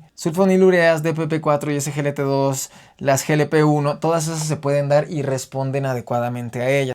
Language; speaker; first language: Spanish; native; Spanish